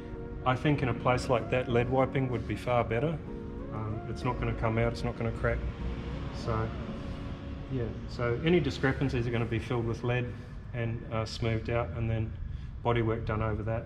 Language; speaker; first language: English; native; English